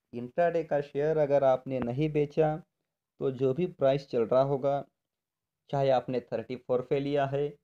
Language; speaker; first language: Hindi; non-native, local second language; Marathi